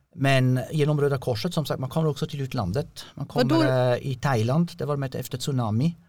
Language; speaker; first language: Swedish; non-native, fluent; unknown